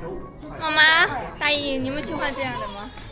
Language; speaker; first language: Chinese; non-native, fluent; Armenian